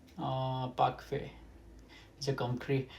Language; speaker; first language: French; non-native, learner; Nepali